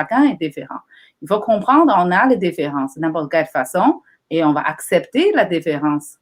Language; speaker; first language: French; non-native, fluent; Chinese